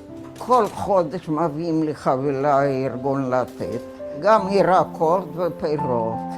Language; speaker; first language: Hebrew; non-native, fluent; Romanian